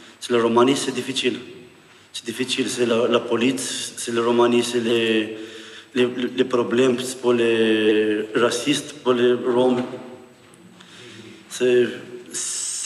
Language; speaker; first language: French; non-native, learner; Romanian